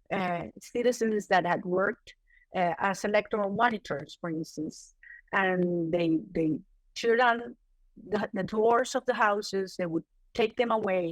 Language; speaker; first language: English; non-native, fluent; Spanish